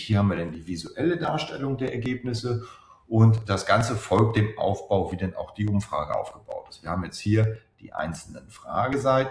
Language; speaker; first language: German; native; German